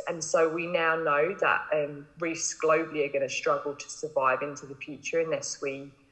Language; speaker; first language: English; native; English